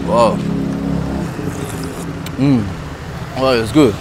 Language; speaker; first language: English; non-native, learner; Arabic